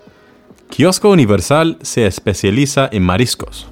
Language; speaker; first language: Spanish; non-native, learner; English